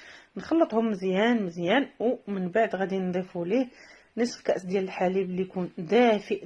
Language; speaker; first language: Arabic; native; Arabic